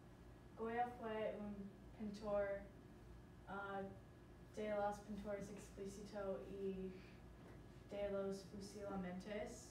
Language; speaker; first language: Spanish; non-native, learner; English